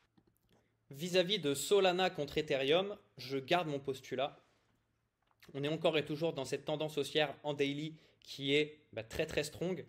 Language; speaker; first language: French; native; French